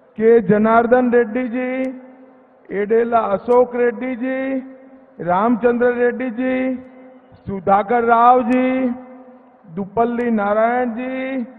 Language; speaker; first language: Hindi; non-native, local second language; Gujarati